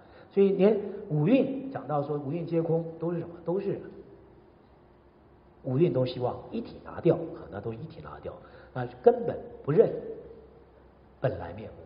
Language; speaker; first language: Chinese; native; Chinese